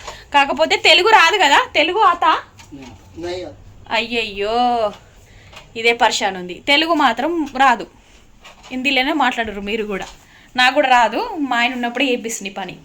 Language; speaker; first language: Telugu; native; Telugu